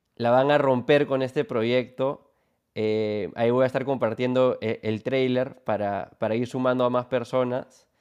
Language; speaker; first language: Spanish; native; Spanish